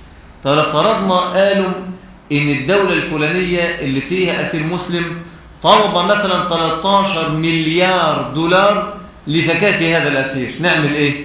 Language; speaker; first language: Arabic; native; Arabic